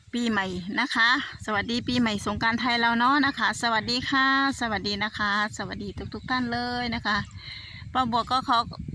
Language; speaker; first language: Thai; non-native, local second language; Northeastern Thai